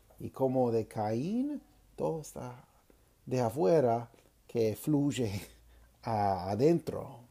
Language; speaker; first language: Spanish; non-native, fluent; English